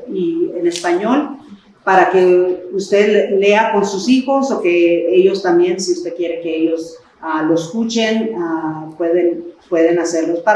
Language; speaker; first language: Spanish; early bilingual, other home language; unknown